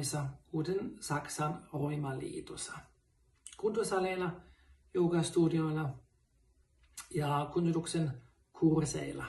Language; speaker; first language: Finnish; non-native, fluent; German